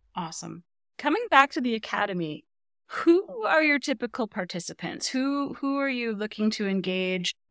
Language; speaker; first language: English; native; English